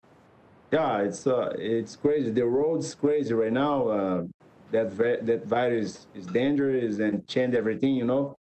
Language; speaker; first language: English; non-native, learner; Portuguese